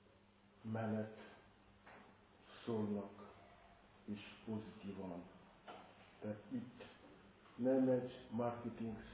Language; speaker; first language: Hungarian; non-native, fluent; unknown